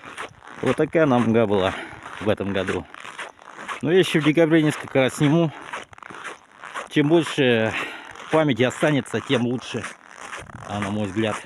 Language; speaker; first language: Russian; native; Russian